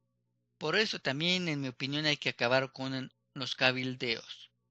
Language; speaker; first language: Spanish; native; Spanish